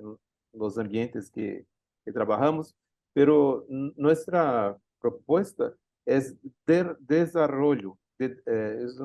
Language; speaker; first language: Spanish; non-native, learner; Portuguese